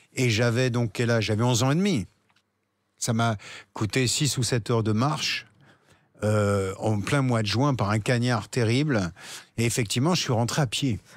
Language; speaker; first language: French; native; French